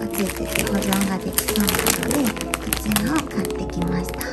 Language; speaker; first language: Japanese; native; Japanese